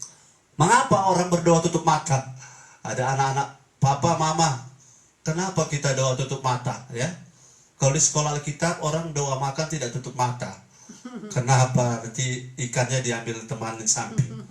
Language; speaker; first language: Indonesian; native; Indonesian